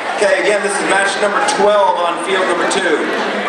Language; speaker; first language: English; native; English